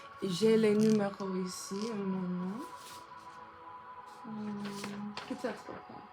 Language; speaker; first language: French; non-native, learner; English